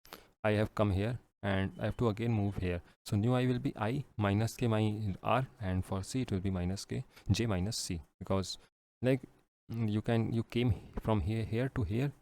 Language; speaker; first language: English; non-native, local second language; Hindi